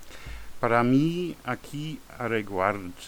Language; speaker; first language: Spanish; non-native, learner; French